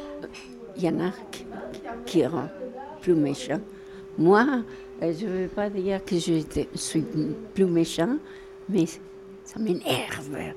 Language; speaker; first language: French; non-native, fluent; Spanish